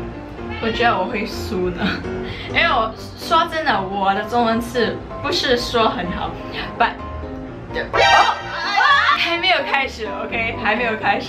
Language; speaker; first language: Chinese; non-native, local second language; English